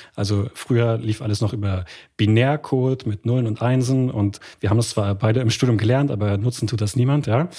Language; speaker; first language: German; native; German